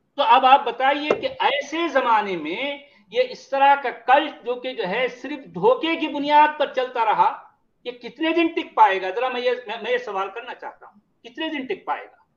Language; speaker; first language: Hindi; native; Hindi